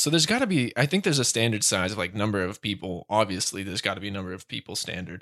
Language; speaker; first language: English; native; English